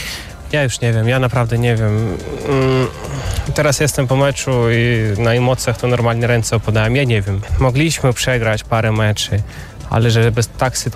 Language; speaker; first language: Polish; non-native, fluent; Russian